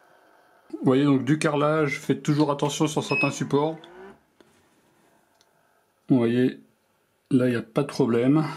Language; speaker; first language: French; native; French